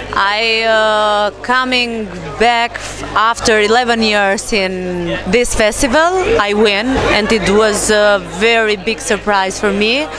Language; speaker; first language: English; non-native, learner; Albanian